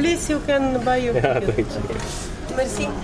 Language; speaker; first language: English; non-native, learner; Bulgarian